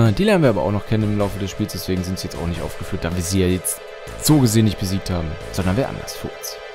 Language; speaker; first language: German; native; German